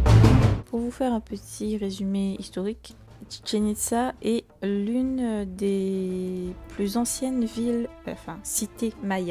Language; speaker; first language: French; native; French